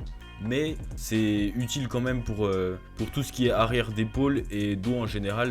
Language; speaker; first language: French; native; French